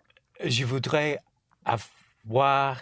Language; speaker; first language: French; non-native, learner; English